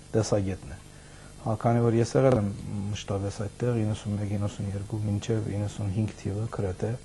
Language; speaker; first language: Armenian; early bilingual, heritage; Armenian